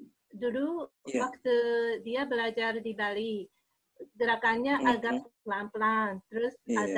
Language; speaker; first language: Indonesian; non-native, learner; Japanese